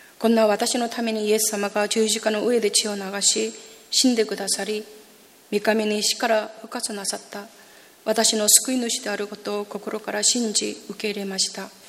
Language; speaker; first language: Japanese; non-native, fluent; Korean